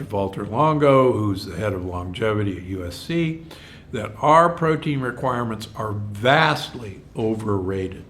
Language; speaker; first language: English; native; English